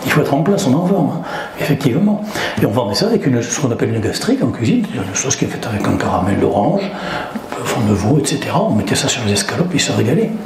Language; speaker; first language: French; native; French